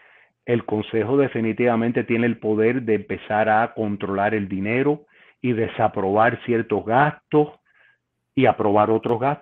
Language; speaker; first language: Spanish; native; Spanish